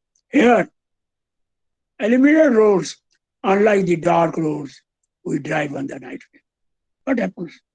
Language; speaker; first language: English; non-native, local second language; Hindi